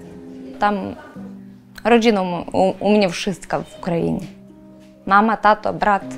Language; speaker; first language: Polish; non-native, learner; Ukrainian